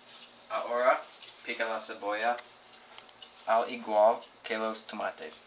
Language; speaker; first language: Spanish; non-native, learner; English